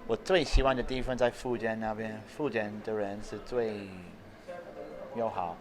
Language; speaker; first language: Chinese; non-native, learner; English